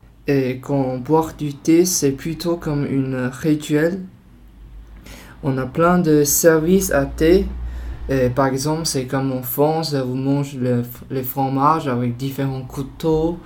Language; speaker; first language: French; non-native, learner; Chinese